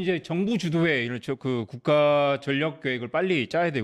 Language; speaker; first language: Korean; native; Korean